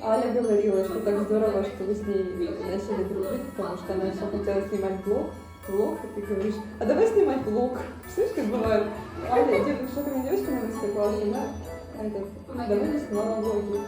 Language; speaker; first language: Russian; native; Russian